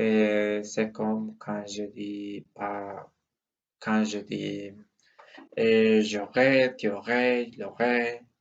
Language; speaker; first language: French; non-native, learner; Spanish